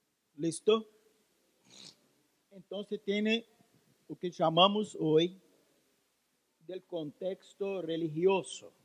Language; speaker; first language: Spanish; non-native, learner; Portuguese